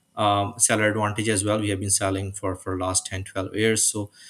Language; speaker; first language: English; non-native, local second language; Urdu